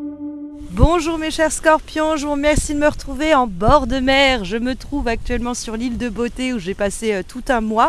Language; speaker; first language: French; native; French